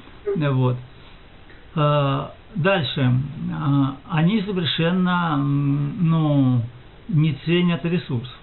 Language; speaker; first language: Russian; native; Russian